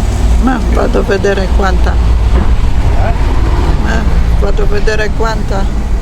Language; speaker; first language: Italian; non-native, learner; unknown